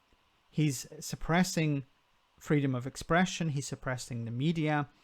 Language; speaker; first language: English; native; English